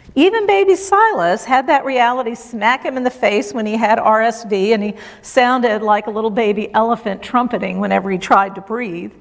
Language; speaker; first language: English; native; English